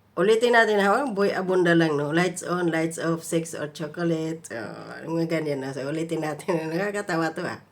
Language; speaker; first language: Filipino; non-native, local second language; Cebuano